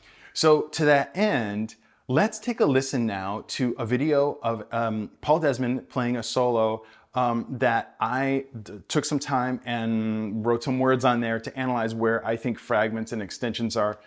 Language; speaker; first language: English; native; English